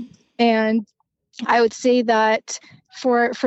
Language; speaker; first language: English; non-native, fluent; Romanian